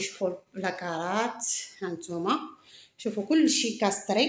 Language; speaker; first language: Arabic; native; Arabic